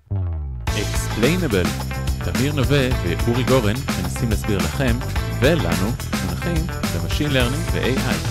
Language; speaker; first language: Hebrew; native; Hebrew